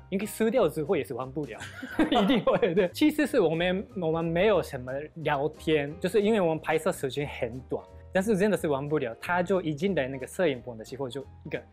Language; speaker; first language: Chinese; non-native, fluent; Japanese